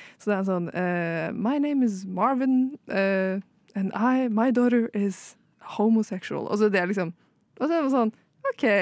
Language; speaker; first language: Norwegian; native; Norwegian